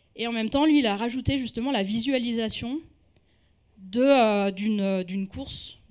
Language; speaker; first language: French; native; French